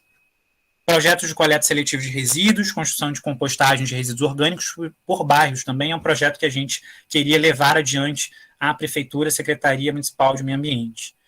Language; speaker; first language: Portuguese; native; Portuguese